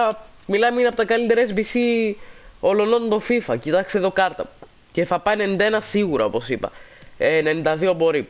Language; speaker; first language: Greek; native; Greek